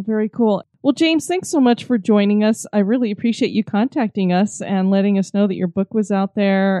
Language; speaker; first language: English; native; English